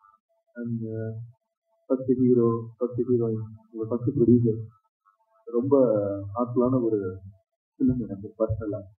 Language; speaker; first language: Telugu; non-native, learner; Tamil